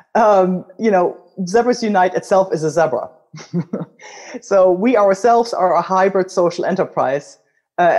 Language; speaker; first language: English; non-native, fluent; German